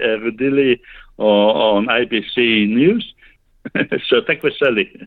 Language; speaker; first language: Slovenian; early bilingual, heritage; Slovenian